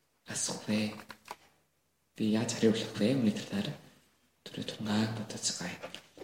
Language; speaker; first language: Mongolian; non-native, fluent; Korean